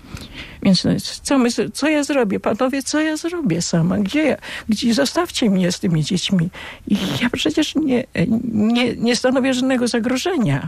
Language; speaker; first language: Polish; non-native, local second language; Ukrainian